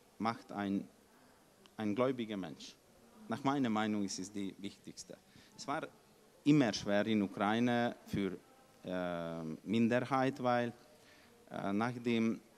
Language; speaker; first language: German; non-native, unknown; Hungarian